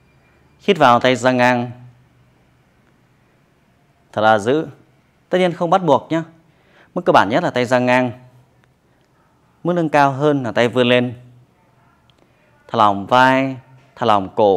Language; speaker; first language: Vietnamese; native; Vietnamese